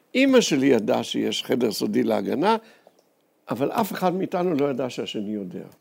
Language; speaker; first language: Hebrew; native; Hebrew